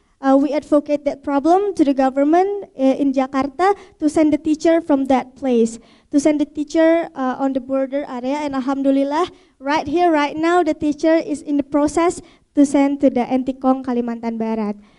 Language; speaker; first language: English; non-native, fluent; Indonesian